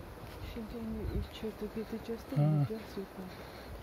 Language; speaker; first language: Turkish; non-native, learner; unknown